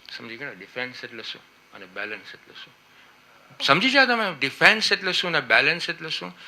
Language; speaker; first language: Gujarati; early bilingual, heritage; Gujarati